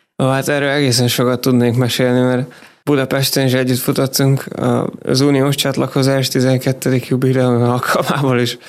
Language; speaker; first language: Hungarian; native; Hungarian